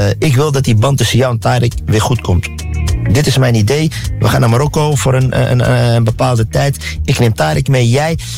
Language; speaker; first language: Dutch; early bilingual, other home language; Arabic